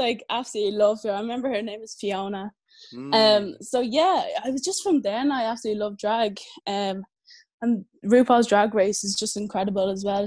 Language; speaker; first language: English; native; English